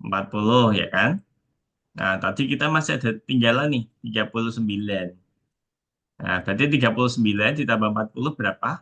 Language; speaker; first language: Indonesian; native; Indonesian